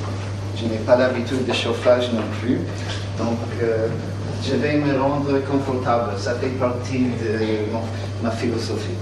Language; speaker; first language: French; non-native, fluent; English